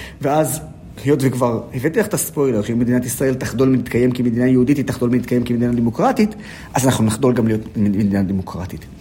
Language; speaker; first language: Hebrew; non-native, local second language; Arabic